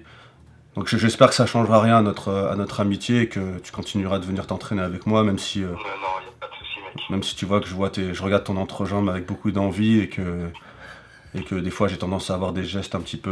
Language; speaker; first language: French; native; French